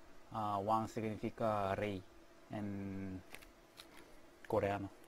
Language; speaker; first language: Spanish; non-native, learner; Korean